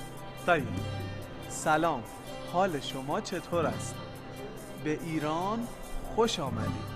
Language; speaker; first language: Persian; non-native, fluent; Arabic